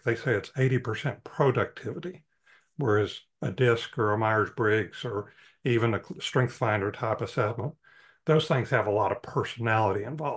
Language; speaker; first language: English; native; English